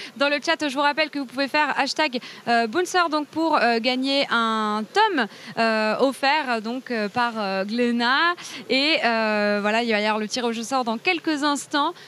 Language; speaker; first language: French; native; French